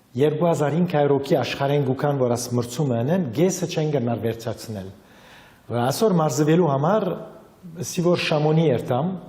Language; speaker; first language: Armenian; early bilingual, heritage; Armenian